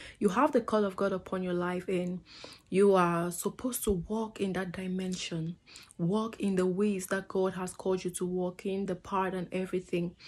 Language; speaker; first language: English; non-native, fluent; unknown